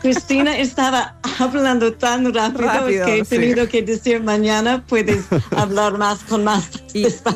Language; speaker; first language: Spanish; non-native, learner; English